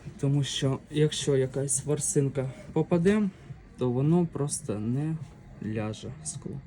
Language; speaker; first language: Ukrainian; non-native, local second language; Russian